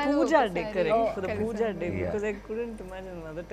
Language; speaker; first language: Telugu; non-native, fluent; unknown